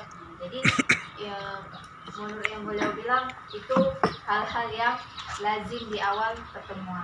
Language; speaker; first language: Indonesian; non-native, local second language; Achinese